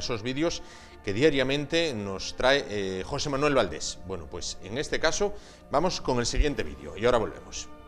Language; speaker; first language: Spanish; native; Spanish